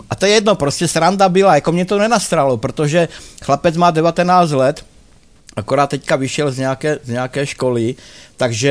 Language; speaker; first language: Czech; native; Czech